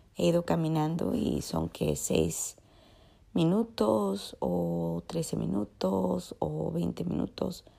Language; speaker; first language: Spanish; early bilingual, heritage; Spanish